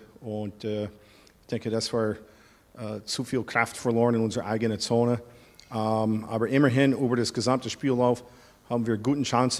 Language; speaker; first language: German; non-native, fluent; English